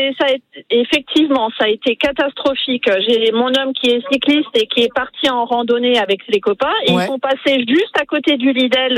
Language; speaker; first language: French; native; French